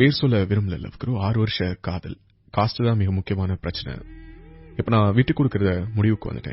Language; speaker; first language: Tamil; native; Tamil